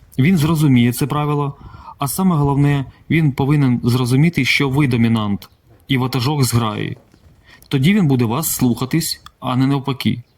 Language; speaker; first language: Ukrainian; non-native, local second language; Russian